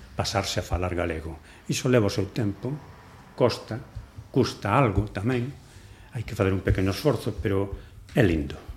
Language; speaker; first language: Galician; non-native, local second language; Spanish